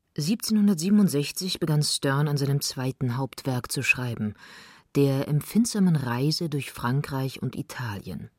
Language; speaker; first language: German; native; German